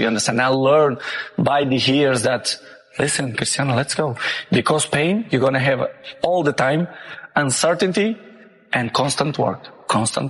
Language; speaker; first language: English; non-native, fluent; Portuguese